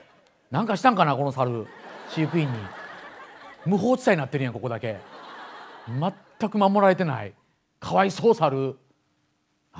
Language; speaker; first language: Japanese; native; Japanese